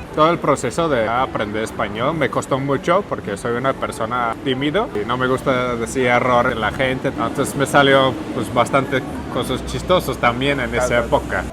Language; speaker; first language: Spanish; non-native, fluent; English